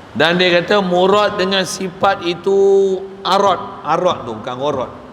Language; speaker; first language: Malay; native; Malay